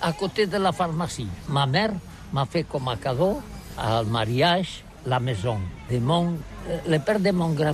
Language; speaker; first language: French; non-native, learner; Catalan